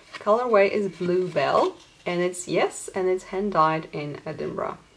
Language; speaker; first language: English; non-native, fluent; Polish